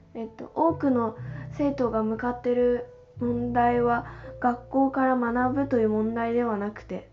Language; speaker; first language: Japanese; non-native, fluent; Chinese